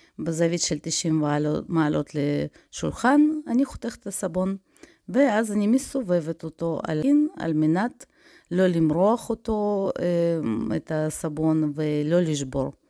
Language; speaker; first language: Hebrew; non-native, fluent; Russian